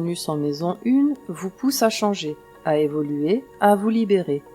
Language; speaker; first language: French; native; French